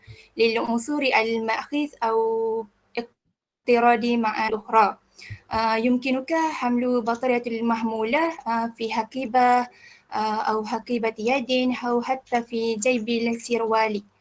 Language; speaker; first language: Arabic; non-native, learner; Malay